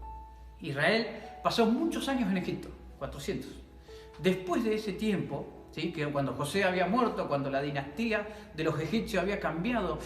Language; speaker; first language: Spanish; native; Spanish